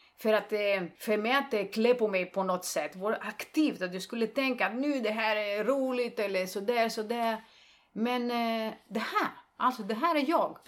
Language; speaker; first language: Swedish; non-native, fluent; Greek